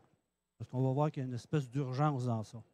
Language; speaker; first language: French; native; French